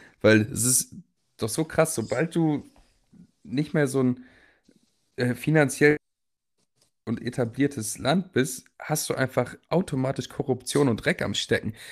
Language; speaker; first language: German; native; German